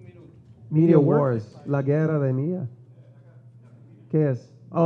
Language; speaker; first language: Spanish; non-native, learner; English